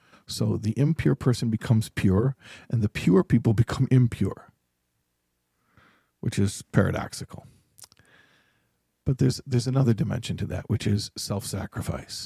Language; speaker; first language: English; native; English